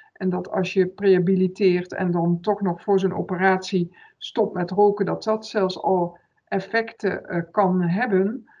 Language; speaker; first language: Dutch; native; Dutch